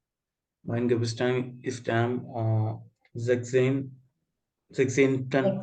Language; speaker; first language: German; non-native, learner; Malayalam